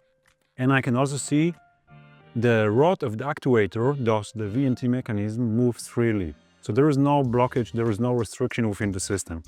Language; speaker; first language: English; non-native, fluent; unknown